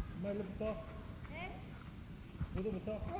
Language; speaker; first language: Korean; native; Korean